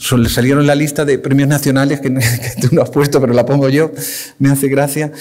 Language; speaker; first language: Spanish; native; Spanish